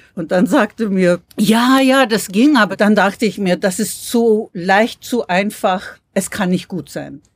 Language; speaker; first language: German; non-native, fluent; English